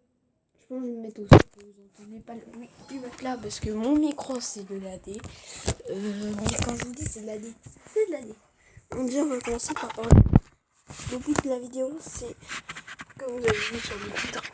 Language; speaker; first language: French; native; French